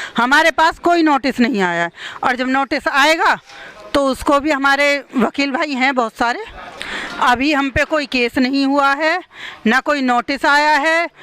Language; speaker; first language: Hindi; native; Hindi